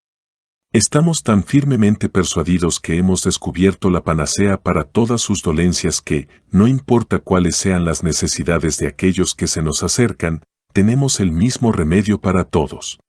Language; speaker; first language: Spanish; native; Spanish